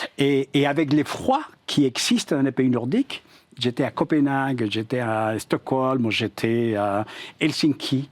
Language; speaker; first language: French; non-native, fluent; Spanish